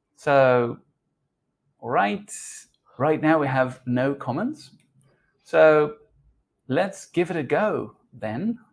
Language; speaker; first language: English; non-native, fluent; Spanish